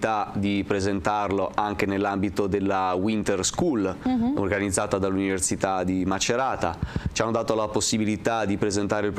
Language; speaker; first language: Italian; native; Italian